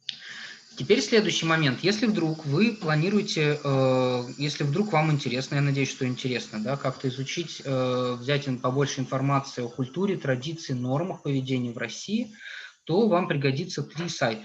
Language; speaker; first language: Russian; native; Russian